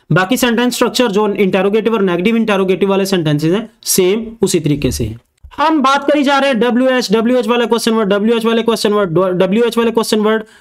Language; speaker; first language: Urdu; native; Urdu